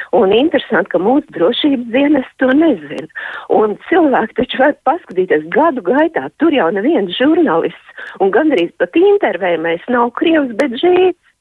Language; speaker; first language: Latvian; native; Latvian